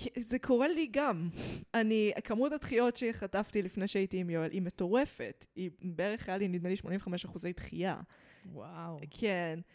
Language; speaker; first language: Hebrew; early bilingual, other home language; English